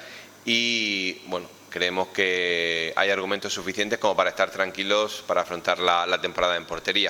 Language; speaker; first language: Spanish; native; Spanish